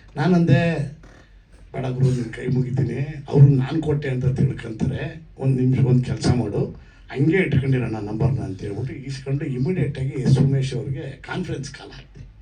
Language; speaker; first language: Kannada; native; Kannada